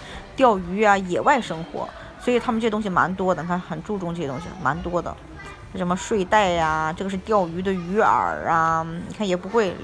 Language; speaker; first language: Chinese; native; Chinese